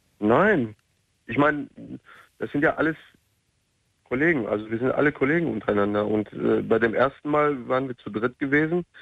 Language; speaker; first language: German; early bilingual, other home language; Turkish